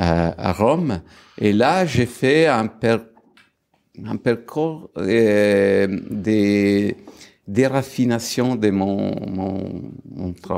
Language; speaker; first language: French; non-native, fluent; Italian